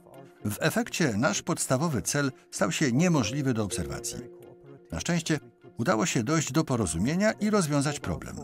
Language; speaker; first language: Polish; native; Polish